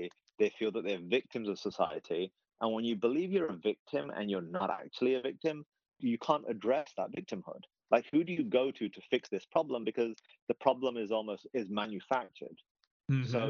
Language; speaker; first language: English; native; English